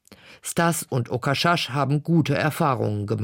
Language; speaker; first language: German; native; German